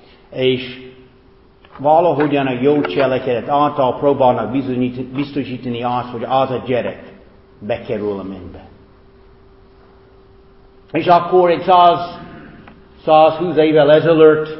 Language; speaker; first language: Hungarian; non-native, fluent; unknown